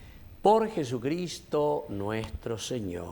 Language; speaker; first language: Spanish; native; Spanish